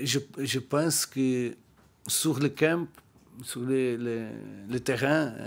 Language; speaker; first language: French; non-native, learner; Portuguese